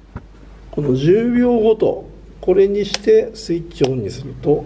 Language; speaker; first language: Japanese; native; Japanese